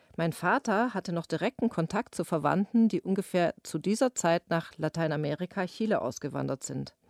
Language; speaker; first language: German; native; German